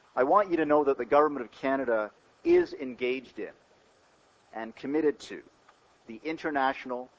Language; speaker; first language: English; native; English